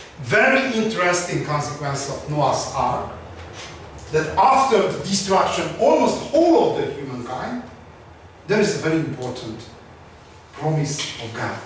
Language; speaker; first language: English; non-native, learner; Hungarian